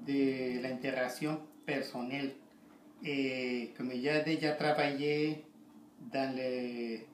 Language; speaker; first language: French; non-native, learner; Spanish